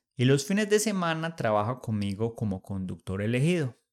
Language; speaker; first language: Spanish; native; Spanish